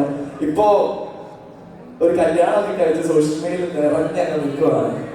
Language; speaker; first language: Malayalam; native; Malayalam